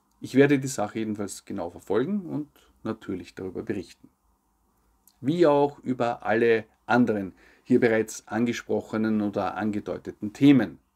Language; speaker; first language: German; native; German